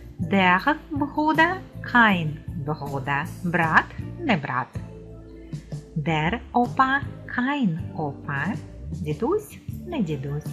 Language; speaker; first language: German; non-native, fluent; Ukrainian